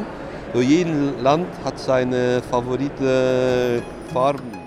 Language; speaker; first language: German; non-native, fluent; Dutch